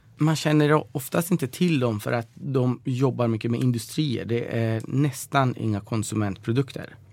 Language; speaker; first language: Swedish; early bilingual, other home language; Persian